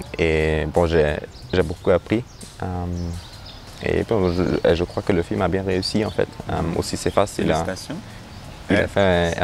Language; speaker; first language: French; non-native, learner; German